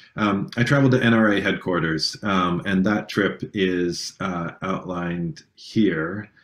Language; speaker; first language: English; native; English